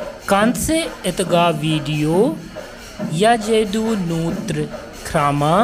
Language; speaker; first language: Russian; non-native, learner; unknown